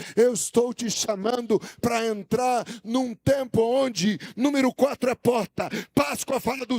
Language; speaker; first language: Portuguese; native; Portuguese